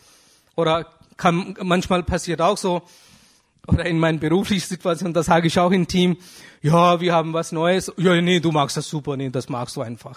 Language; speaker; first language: German; non-native, fluent; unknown